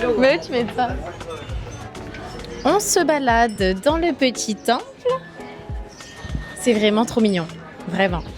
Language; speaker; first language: French; native; French